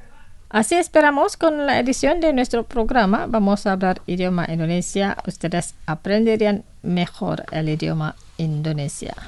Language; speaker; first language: Spanish; non-native, fluent; Indonesian